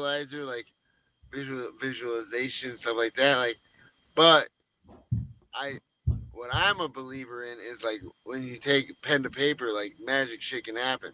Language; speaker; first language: English; native; English